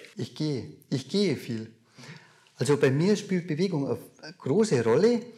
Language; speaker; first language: German; native; German